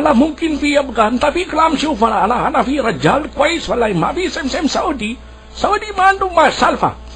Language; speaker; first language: Arabic; non-native, learner; Urdu